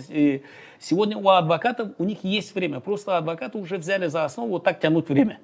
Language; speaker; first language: Russian; non-native, local second language; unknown